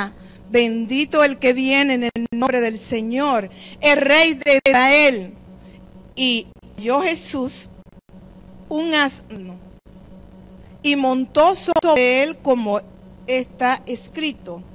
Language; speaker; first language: Spanish; native; Spanish